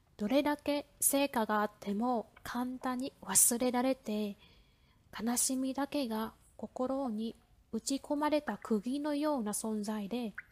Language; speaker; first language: Japanese; non-native, fluent; Vietnamese